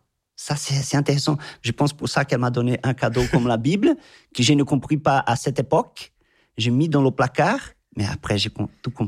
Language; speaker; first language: French; non-native, fluent; Portuguese